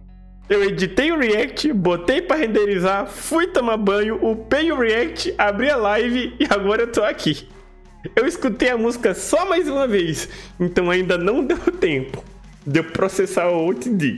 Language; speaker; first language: Portuguese; native; Portuguese